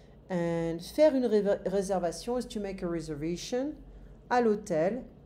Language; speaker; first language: French; native; French